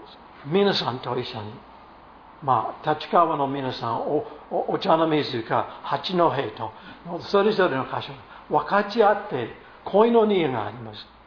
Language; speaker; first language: Japanese; non-native, fluent; English